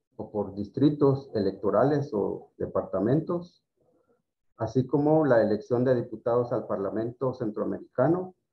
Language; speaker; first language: Spanish; native; Spanish